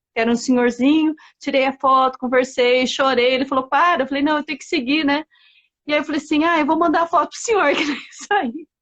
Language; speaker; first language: Portuguese; native; Portuguese